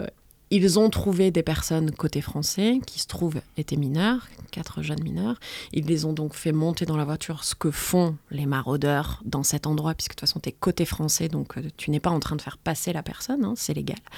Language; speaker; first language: French; native; French